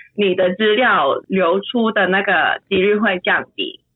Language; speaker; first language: Chinese; non-native, fluent; Cantonese